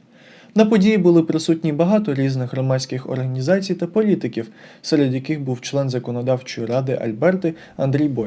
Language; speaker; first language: Ukrainian; native; Ukrainian